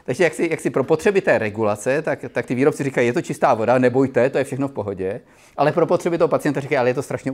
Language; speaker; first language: Czech; native; Czech